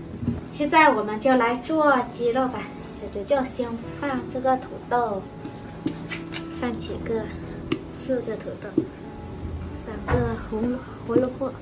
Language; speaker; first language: Chinese; non-native, learner; Vietnamese